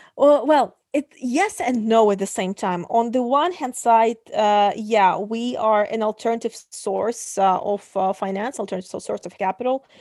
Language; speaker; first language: English; non-native, fluent; Russian